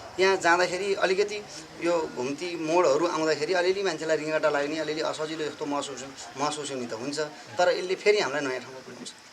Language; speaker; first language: Nepali; native; Nepali